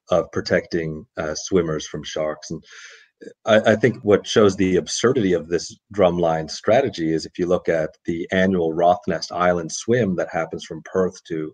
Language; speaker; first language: English; native; English